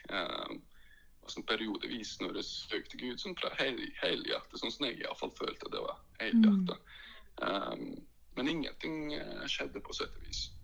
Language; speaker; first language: Norwegian; early bilingual, other home language; Latvian